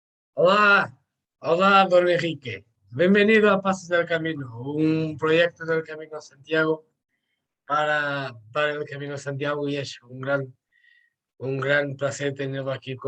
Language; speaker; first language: Spanish; non-native, fluent; Portuguese